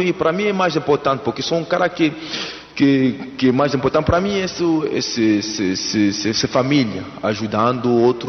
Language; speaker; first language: Portuguese; non-native, learner; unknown